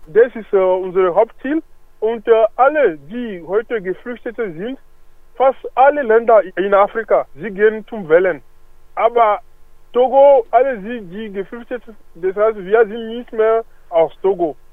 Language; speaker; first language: German; non-native, learner; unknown